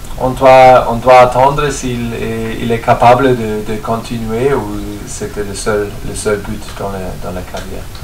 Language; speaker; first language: French; non-native, fluent; German